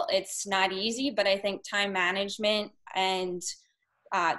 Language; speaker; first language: English; native; English